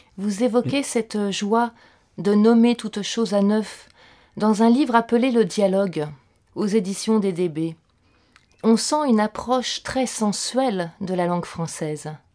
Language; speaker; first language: French; native; French